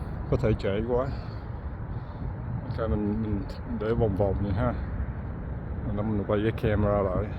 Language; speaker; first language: Vietnamese; early bilingual, other home language; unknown